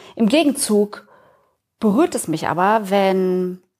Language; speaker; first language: German; native; German